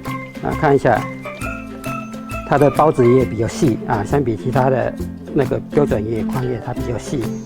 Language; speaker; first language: Chinese; native; Chinese